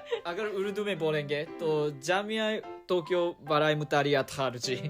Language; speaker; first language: Hindi; non-native, fluent; Japanese